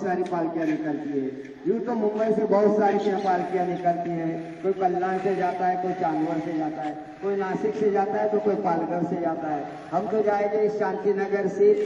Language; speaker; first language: Hindi; non-native, local second language; Marathi